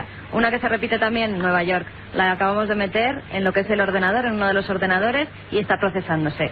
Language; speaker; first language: Spanish; native; Spanish